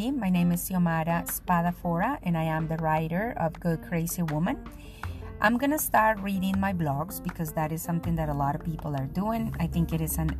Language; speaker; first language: English; non-native, fluent; Spanish